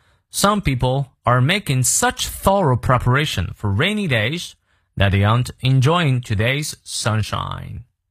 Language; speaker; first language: English; non-native, fluent; Chinese